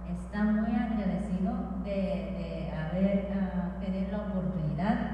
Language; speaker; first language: Spanish; non-native, fluent; Japanese